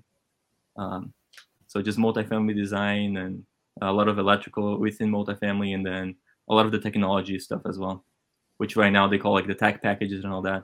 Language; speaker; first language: English; non-native, fluent; Portuguese